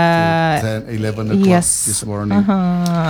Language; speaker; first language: English; non-native, learner; Indonesian